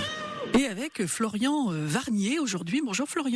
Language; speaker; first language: French; native; French